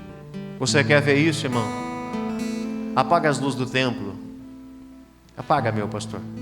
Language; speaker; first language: Portuguese; native; Portuguese